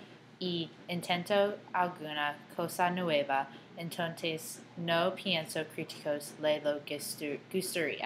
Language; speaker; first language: Spanish; non-native, learner; English